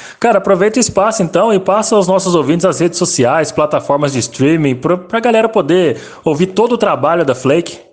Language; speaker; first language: Portuguese; native; Portuguese